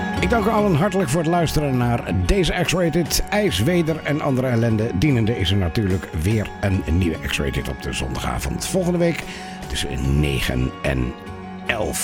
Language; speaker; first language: Dutch; native; Dutch